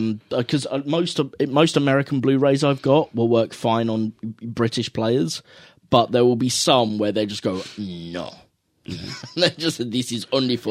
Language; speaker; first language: English; native; English